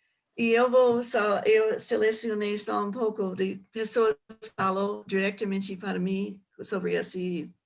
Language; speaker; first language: Portuguese; non-native, learner; English